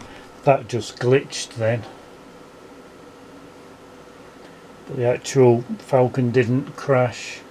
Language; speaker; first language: English; native; English